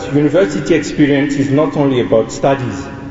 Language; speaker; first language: English; non-native, fluent; French